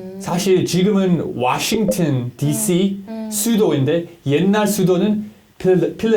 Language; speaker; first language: Korean; non-native, learner; English